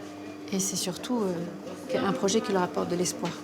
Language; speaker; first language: French; native; French